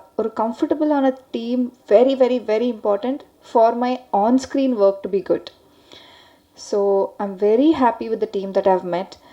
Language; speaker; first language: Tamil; non-native, learner; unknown